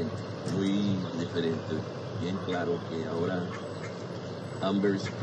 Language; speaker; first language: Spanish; early bilingual, heritage; Spanish